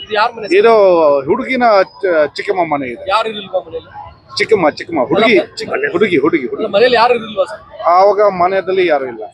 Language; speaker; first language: Kannada; non-native, fluent; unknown